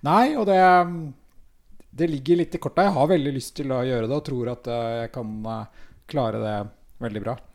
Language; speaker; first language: Norwegian; native; Norwegian